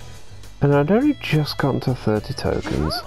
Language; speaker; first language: English; native; English